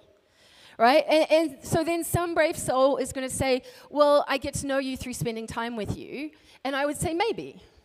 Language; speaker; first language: English; native; English